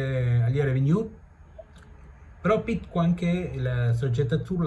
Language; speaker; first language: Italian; early bilingual, heritage; Spanish